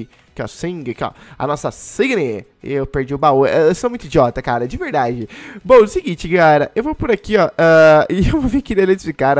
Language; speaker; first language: Portuguese; native; Portuguese